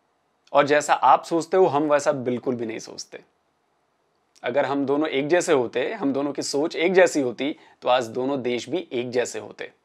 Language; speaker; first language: Hindi; native; Hindi